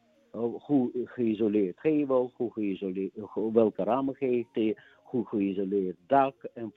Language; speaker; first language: Dutch; non-native, fluent; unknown